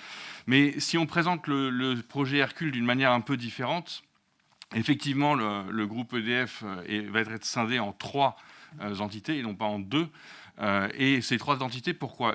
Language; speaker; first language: French; native; French